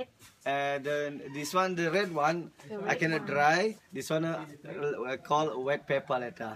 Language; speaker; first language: English; non-native, learner; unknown